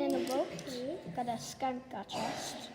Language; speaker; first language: Welsh; non-native, local second language; English